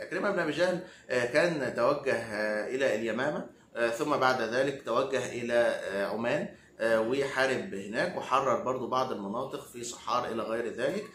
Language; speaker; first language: Arabic; native; Arabic